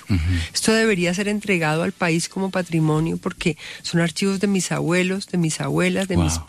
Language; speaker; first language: Spanish; native; Spanish